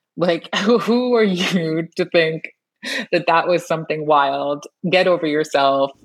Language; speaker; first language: English; early bilingual, other home language; Persian